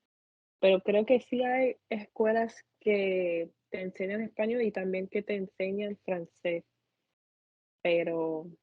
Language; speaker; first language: Spanish; non-native, fluent; English